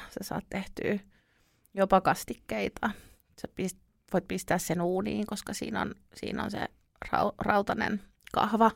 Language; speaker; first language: Finnish; early bilingual, other home language; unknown